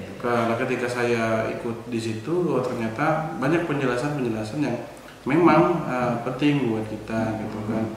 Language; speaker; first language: Indonesian; native; Indonesian